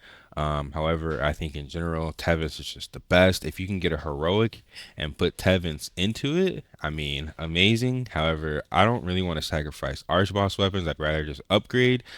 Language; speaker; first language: English; native; English